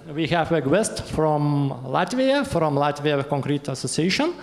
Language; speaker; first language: English; non-native, learner; Lithuanian